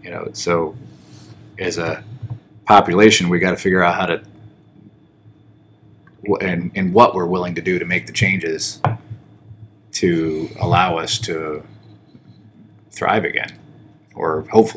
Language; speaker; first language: English; native; English